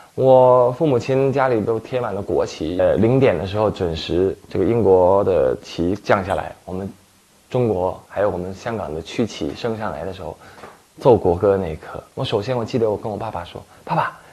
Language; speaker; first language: Chinese; non-native, local second language; Min Nan Chinese